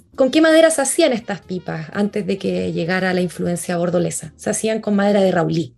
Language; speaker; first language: Spanish; native; Spanish